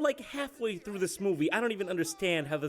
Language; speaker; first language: English; native; English